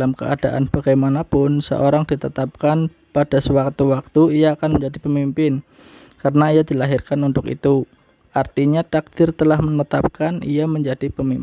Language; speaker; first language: Indonesian; native; Indonesian